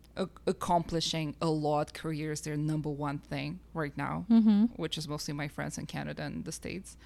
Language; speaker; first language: English; non-native, fluent; Russian